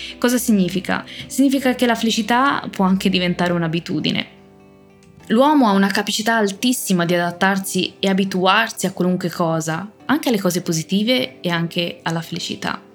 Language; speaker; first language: Italian; native; Italian